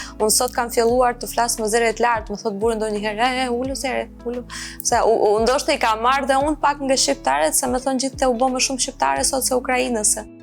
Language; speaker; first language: Albanian; non-native, fluent; Ukrainian